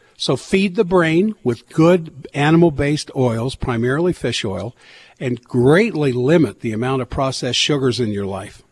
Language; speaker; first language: English; native; English